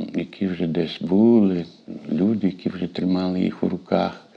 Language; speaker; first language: Ukrainian; native; Ukrainian